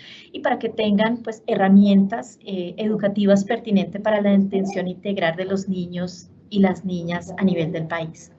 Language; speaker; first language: Spanish; native; Spanish